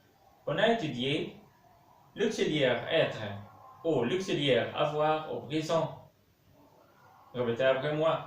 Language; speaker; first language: French; non-native, local second language; Arabic